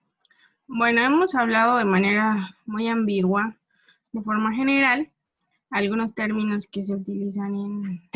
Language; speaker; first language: Spanish; non-native, fluent; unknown